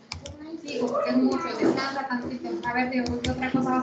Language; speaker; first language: Spanish; native; Spanish